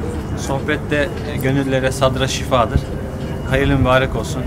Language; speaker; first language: Turkish; native; Turkish